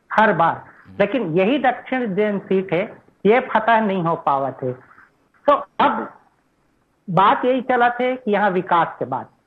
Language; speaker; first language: Hindi; native; Hindi